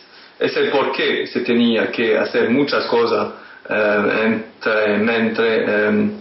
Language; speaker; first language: Spanish; non-native, fluent; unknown